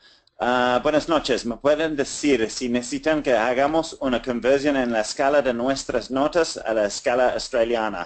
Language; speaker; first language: Spanish; non-native, fluent; English